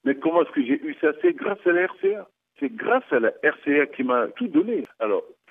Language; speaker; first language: French; non-native, local second language; Sango